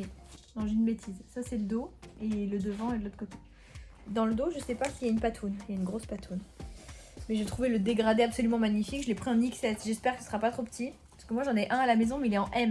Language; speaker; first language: French; native; French